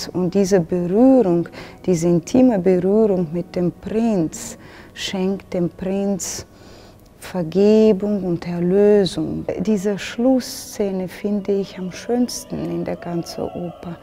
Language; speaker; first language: German; non-native, fluent; Russian